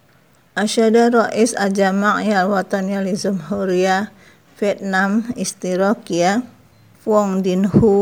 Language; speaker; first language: Arabic; non-native, learner; Indonesian